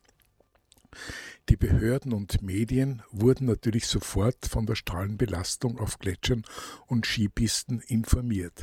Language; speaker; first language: German; native; German